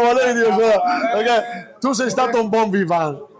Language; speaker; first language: Italian; native; Italian